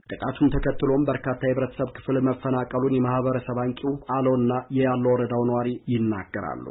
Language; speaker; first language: Amharic; native; Amharic